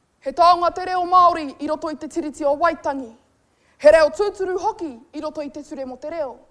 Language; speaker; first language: Māori; native; Māori